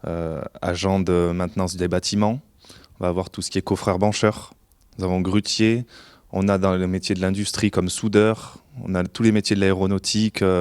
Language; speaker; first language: French; native; French